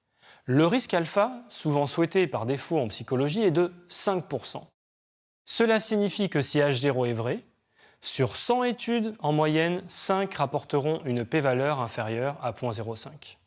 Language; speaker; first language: French; native; French